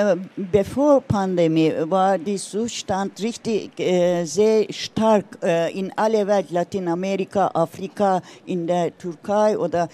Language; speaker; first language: German; non-native, learner; Turkish